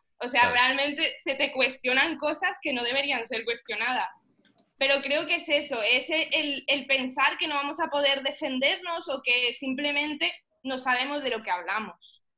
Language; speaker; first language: Spanish; early bilingual, heritage; Spanish